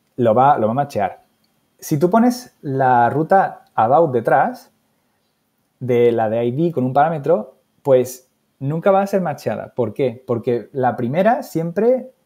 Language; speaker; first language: Spanish; native; Spanish